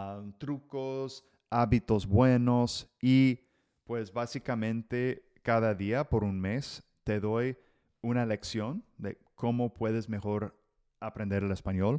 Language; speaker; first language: Spanish; non-native, fluent; English